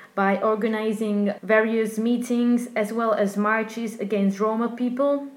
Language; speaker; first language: English; non-native, fluent; Slovak